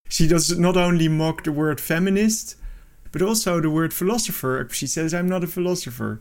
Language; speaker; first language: English; non-native, fluent; Dutch